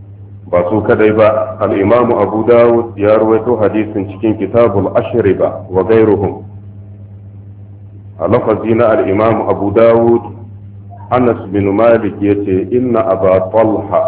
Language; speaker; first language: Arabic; non-native, fluent; Hausa